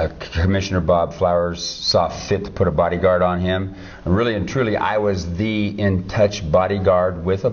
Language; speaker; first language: English; native; English